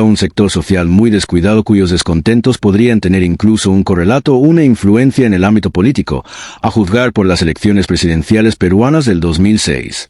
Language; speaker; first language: Spanish; native; Spanish